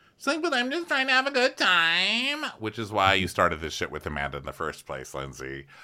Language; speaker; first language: English; native; English